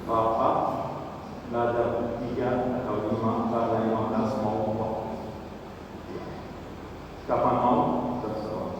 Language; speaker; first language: Indonesian; non-native, learner; Arabic